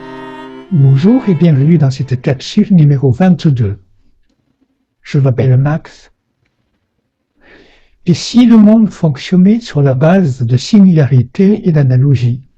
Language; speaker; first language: French; native; French